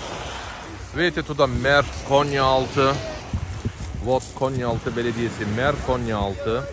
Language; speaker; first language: Russian; non-native, learner; Turkish